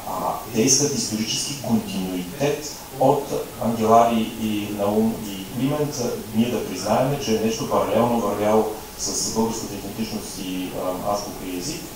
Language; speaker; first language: Bulgarian; native; Bulgarian